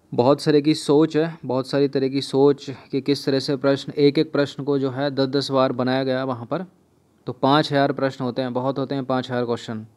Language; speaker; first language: Hindi; native; Hindi